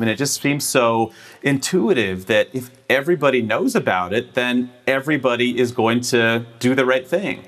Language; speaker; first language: English; native; English